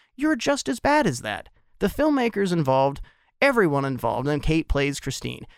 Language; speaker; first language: English; native; English